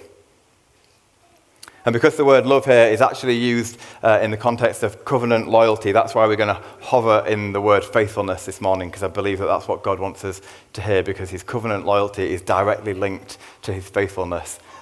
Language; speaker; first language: English; native; English